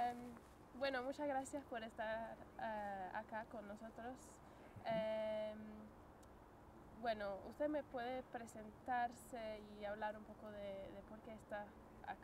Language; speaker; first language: Spanish; non-native, fluent; English